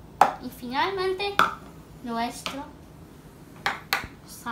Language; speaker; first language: Spanish; early bilingual, heritage; Spanish